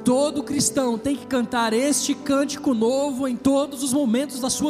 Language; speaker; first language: Portuguese; native; Portuguese